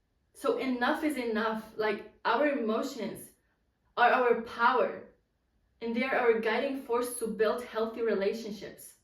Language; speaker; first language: English; non-native, fluent; Polish